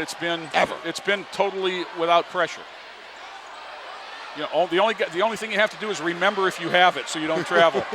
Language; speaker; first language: English; native; English